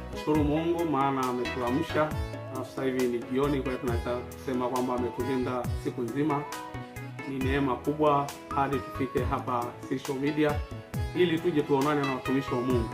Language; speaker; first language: Swahili; non-native, local second language; Masai